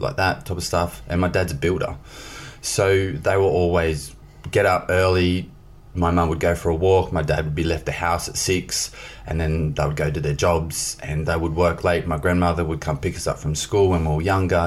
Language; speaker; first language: English; native; English